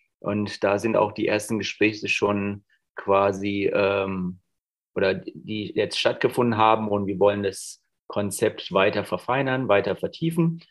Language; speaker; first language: German; native; German